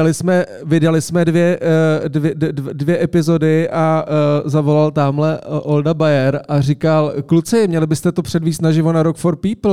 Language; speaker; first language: Czech; native; Czech